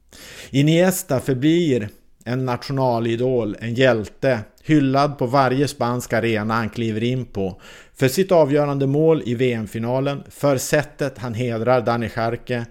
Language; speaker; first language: Swedish; native; Swedish